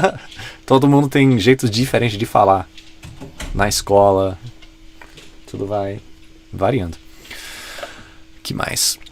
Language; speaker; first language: Portuguese; non-native, fluent; English